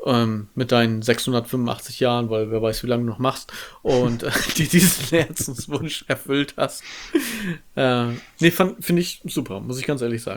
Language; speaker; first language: German; native; German